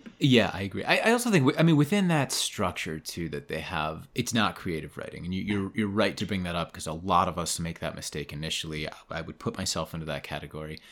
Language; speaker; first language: English; native; English